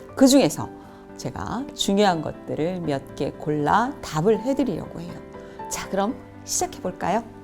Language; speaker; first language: Korean; native; Korean